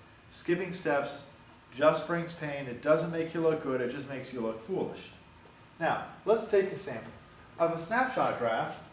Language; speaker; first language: English; native; English